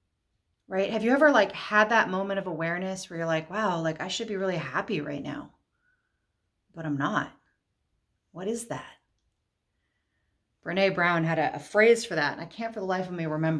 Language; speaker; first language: English; native; English